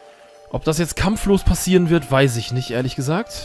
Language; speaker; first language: German; native; German